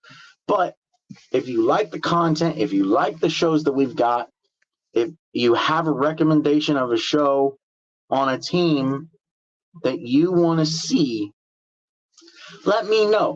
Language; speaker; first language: English; native; English